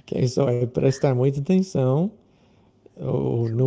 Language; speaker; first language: Portuguese; non-native, fluent; English